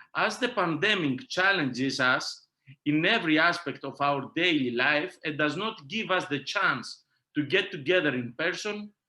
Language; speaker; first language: English; non-native, fluent; Greek